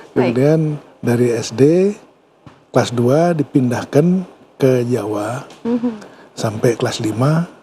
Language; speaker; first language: Indonesian; native; Indonesian